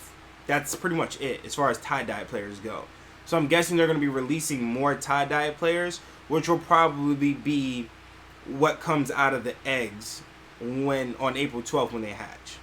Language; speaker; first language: English; native; English